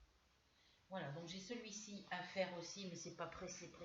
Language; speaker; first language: French; native; French